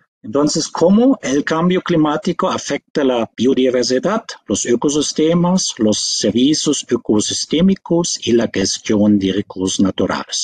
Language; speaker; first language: Spanish; non-native, fluent; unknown